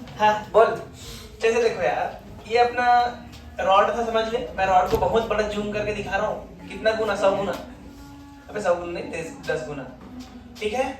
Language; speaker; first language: Hindi; native; Hindi